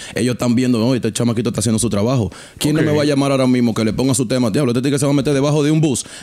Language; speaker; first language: Spanish; early bilingual, heritage; Spanish